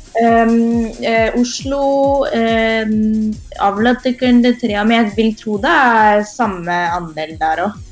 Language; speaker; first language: Norwegian; early bilingual, other home language; Tamil